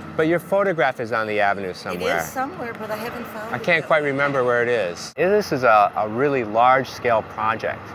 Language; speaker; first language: English; native; English